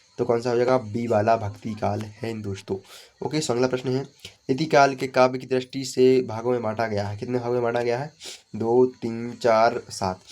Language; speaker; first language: Hindi; native; Hindi